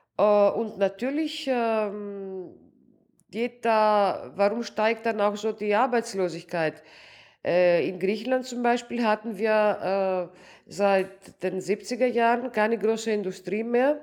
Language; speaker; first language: German; non-native, local second language; Greek